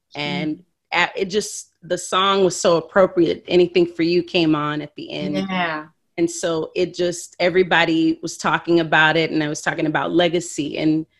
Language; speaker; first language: English; native; English